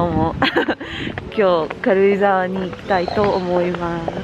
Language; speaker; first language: Japanese; non-native, learner; Filipino